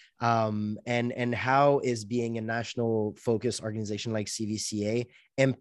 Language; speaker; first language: English; non-native, fluent; French